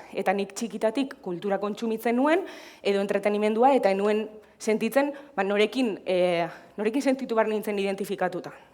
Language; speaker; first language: Basque; non-native, local second language; Spanish